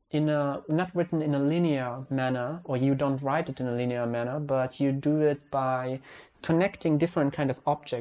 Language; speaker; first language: English; non-native, fluent; Hungarian